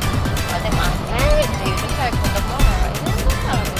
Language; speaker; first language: Japanese; native; Japanese